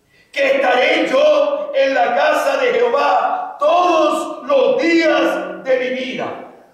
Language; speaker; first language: Spanish; native; Spanish